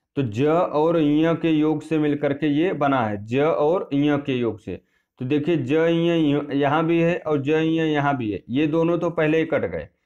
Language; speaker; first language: Hindi; native; Hindi